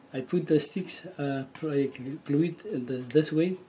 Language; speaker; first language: English; non-native, local second language; Afrikaans